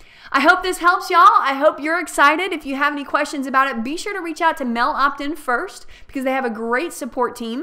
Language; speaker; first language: English; native; English